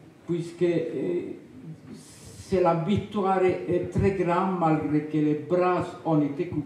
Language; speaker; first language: French; non-native, fluent; Spanish